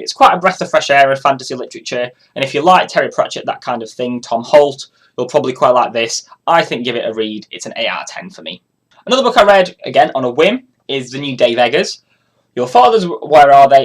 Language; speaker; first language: English; native; English